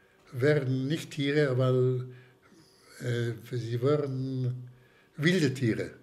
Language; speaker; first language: German; non-native, fluent; Slovak